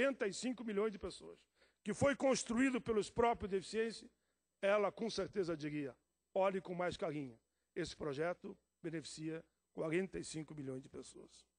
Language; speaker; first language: Portuguese; native; Portuguese